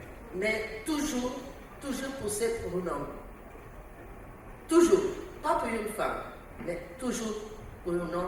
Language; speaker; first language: French; non-native, learner; Portuguese